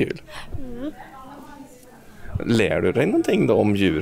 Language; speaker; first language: Swedish; native; Swedish